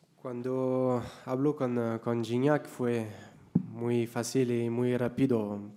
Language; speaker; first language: Spanish; non-native, learner; French